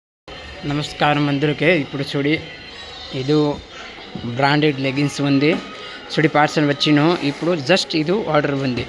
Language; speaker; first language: Telugu; non-native, local second language; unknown